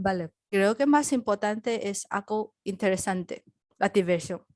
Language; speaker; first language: Spanish; non-native, learner; Chinese